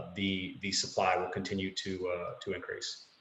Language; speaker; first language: English; native; English